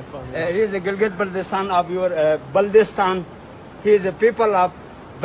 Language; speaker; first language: English; non-native, learner; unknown